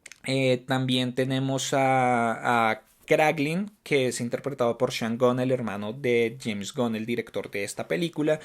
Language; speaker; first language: Spanish; native; Spanish